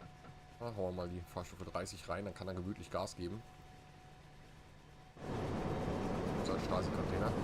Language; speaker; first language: German; native; German